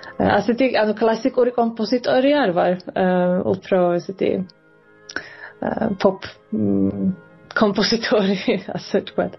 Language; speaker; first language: Georgian; early bilingual, heritage; Swedish